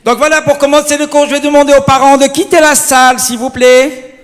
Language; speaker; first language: French; non-native, local second language; Arabic